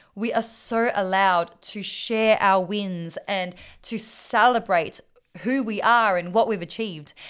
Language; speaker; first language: English; non-native, local second language; Vietnamese